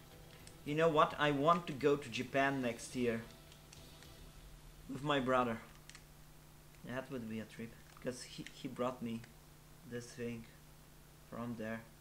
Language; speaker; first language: English; non-native, fluent; Polish